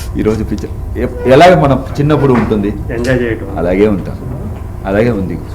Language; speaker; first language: Telugu; non-native, learner; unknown